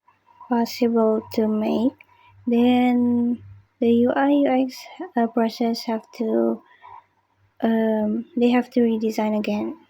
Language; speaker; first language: English; non-native, learner; Indonesian